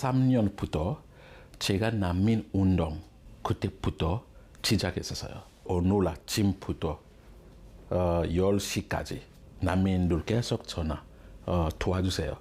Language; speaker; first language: Korean; non-native, learner; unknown